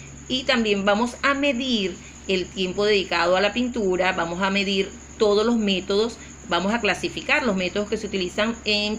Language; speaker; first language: Spanish; native; Spanish